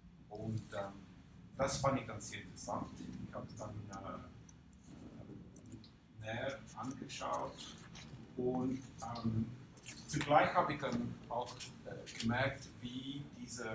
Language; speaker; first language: German; non-native, fluent; English